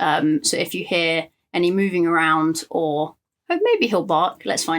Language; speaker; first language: English; native; English